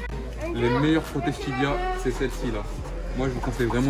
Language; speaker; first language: French; native; French